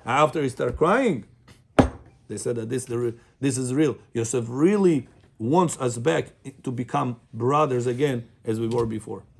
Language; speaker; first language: English; non-native, fluent; Russian